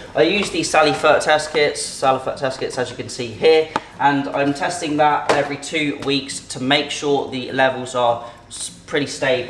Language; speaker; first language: English; native; English